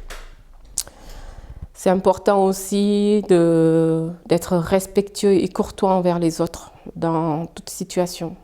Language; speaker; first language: French; early bilingual, other home language; Fula